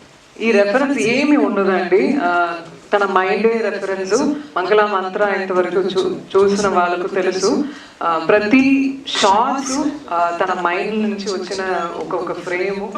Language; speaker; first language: Telugu; non-native, learner; Tamil